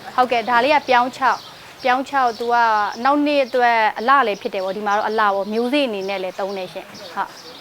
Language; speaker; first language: Burmese; non-native, local second language; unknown